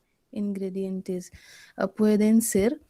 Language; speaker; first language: Spanish; non-native, learner; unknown